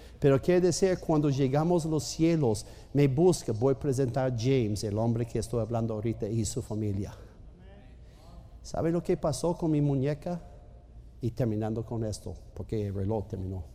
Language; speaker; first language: Spanish; non-native, fluent; English